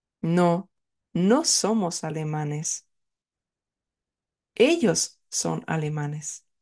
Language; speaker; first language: Spanish; non-native, fluent; Czech